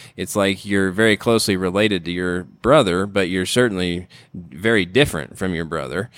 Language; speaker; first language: English; native; English